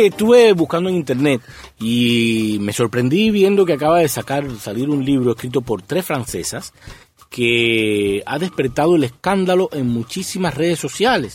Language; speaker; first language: Spanish; native; Spanish